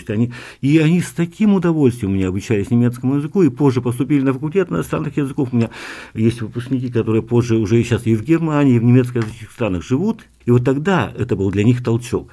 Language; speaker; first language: Russian; non-native, local second language; Yakut